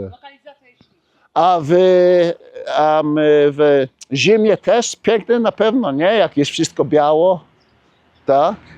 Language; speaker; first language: Polish; early bilingual, heritage; Polish